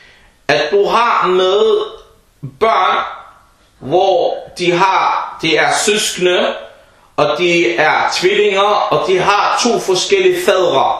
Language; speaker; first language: Danish; early bilingual, other home language; Arabic